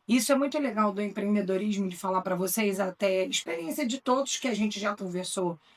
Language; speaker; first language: Portuguese; native; Portuguese